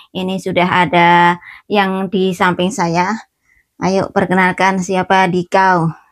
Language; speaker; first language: Indonesian; native; Indonesian